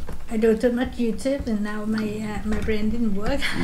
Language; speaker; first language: English; non-native, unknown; Vietnamese